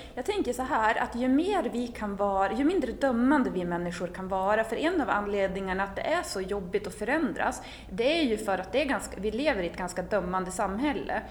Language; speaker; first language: Swedish; native; Swedish